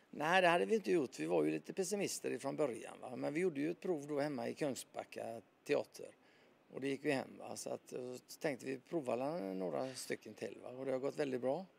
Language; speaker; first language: Swedish; native; Swedish